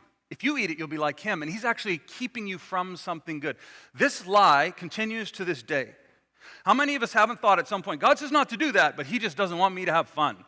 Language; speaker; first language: English; native; English